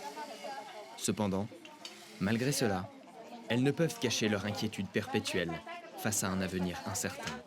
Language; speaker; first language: French; native; French